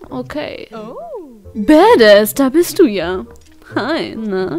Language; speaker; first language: German; native; German